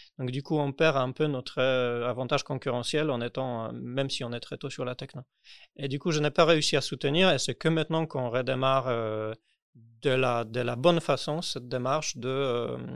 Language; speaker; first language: French; non-native, fluent; Polish